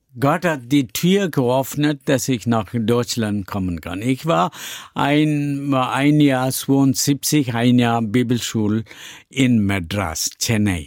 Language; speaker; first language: German; non-native, learner; Tamil